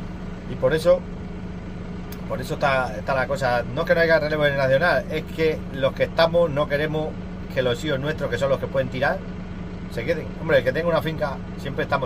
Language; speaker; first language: Spanish; native; Spanish